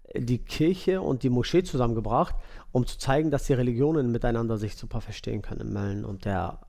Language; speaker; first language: German; native; German